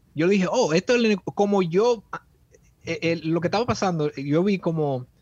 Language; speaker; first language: Spanish; early bilingual, heritage; Spanish